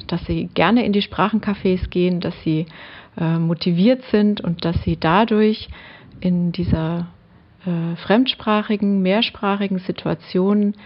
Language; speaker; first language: German; non-native, local second language; Swiss German